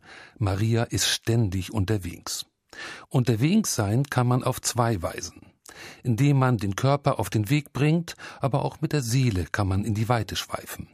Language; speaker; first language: German; native; German